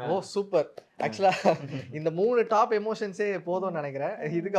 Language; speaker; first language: Tamil; native; Tamil